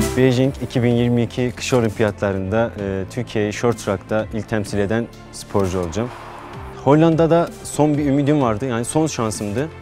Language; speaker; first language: Turkish; native; Turkish